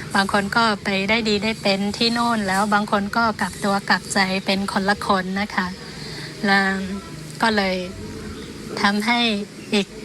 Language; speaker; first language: Thai; non-native, fluent; Shan